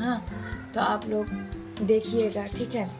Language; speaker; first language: Hindi; non-native, local second language; Bangla